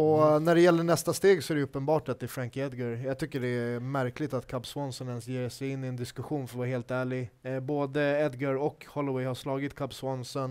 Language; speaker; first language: Swedish; native; Swedish